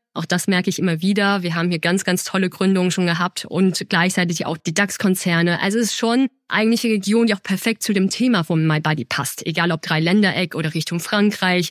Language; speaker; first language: German; early bilingual, other home language; Chinese